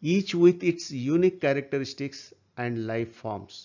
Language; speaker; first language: English; non-native, local second language; Marathi